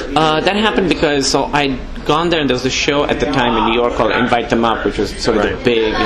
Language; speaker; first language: English; non-native, local second language; Urdu